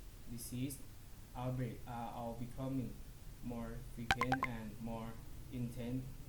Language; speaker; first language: English; non-native, learner; Thai